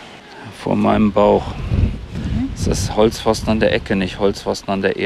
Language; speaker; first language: German; native; German